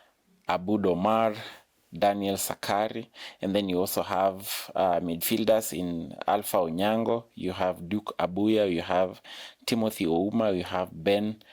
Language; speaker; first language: English; non-native, local second language; Swahili